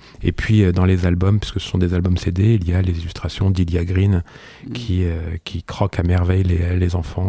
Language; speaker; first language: French; native; French